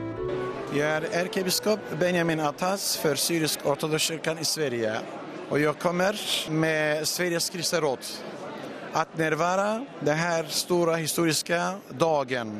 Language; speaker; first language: Swedish; non-native, fluent; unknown